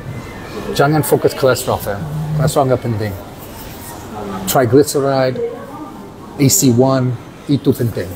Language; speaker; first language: Indonesian; non-native, learner; English